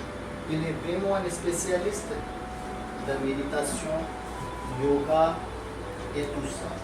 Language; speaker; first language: French; non-native, learner; Hindi